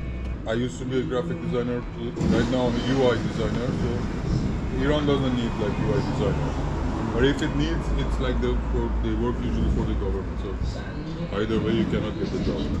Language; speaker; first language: English; non-native, fluent; Persian